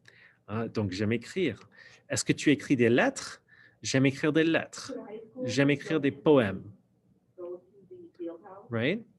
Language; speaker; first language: French; non-native, fluent; English